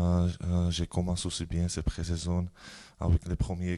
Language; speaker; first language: French; non-native, learner; Georgian